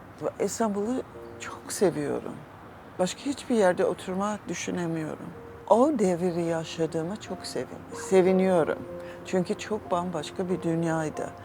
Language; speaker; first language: Turkish; non-native, fluent; English